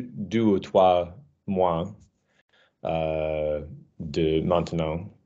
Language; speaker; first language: French; non-native, learner; English